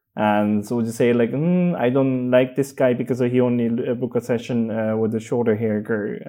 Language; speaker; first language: English; non-native, fluent; Korean